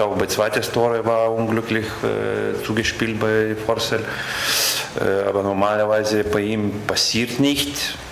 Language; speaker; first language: German; non-native, learner; Lithuanian